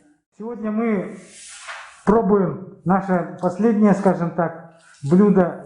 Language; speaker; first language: Russian; native; Russian